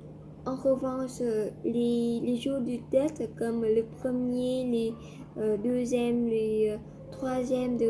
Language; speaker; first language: French; non-native, learner; Vietnamese